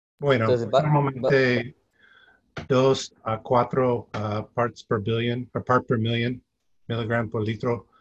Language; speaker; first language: Spanish; non-native, fluent; English